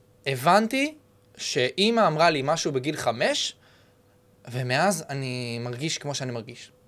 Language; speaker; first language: Hebrew; native; Hebrew